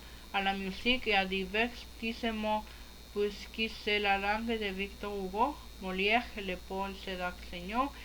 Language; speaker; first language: French; non-native, learner; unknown